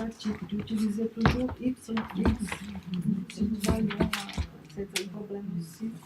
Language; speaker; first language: French; non-native, learner; Portuguese